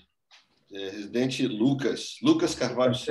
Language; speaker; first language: Portuguese; native; Portuguese